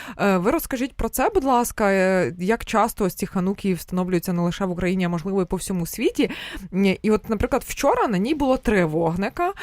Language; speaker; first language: Ukrainian; native; Ukrainian